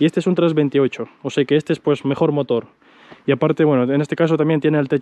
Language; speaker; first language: Spanish; native; Spanish